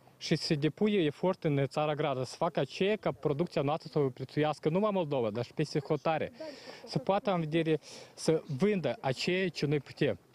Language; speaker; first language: Romanian; non-native, local second language; Russian